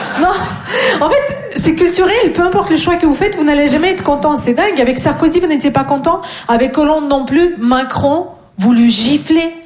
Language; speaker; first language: French; non-native, fluent; Russian